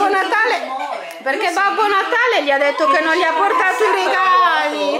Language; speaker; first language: Italian; native; Italian